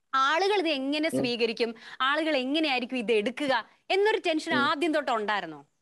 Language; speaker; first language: Malayalam; native; Malayalam